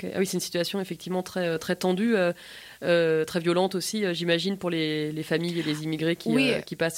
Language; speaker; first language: French; native; French